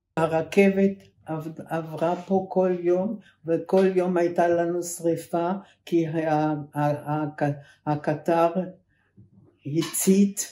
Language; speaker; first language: Hebrew; early bilingual, other home language; German